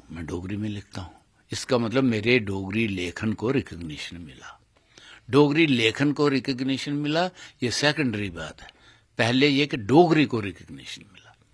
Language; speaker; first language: Hindi; non-native, local second language; Dogri